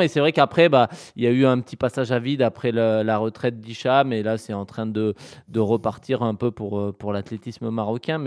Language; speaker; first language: French; native; French